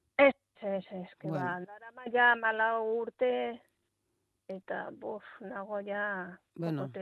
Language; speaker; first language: Basque; non-native, local second language; Spanish